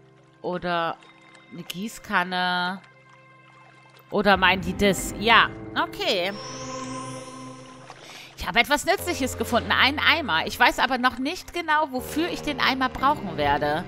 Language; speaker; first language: German; native; German